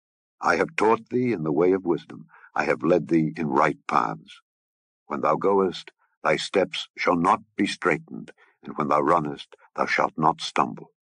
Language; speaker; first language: English; native; English